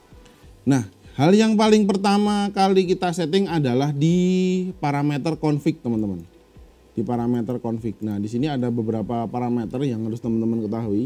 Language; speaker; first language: Indonesian; native; Indonesian